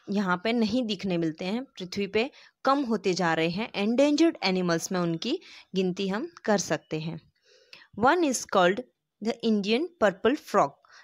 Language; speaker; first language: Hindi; non-native, local second language; Gujarati